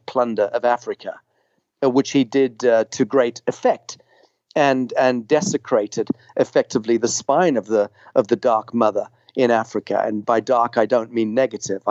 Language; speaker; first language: English; native; English